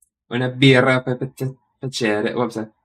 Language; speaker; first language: Italian; non-native, learner; English